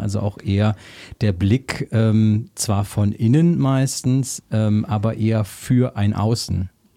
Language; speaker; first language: German; native; German